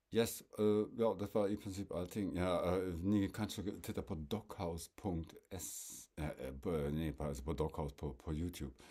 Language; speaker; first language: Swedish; non-native, fluent; German